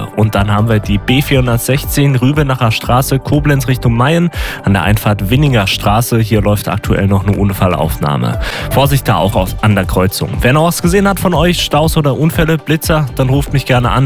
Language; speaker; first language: German; native; German